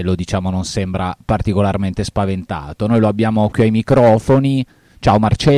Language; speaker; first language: Italian; native; Italian